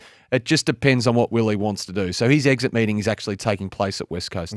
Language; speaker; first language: English; native; English